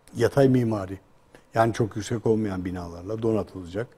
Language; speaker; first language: Turkish; native; Turkish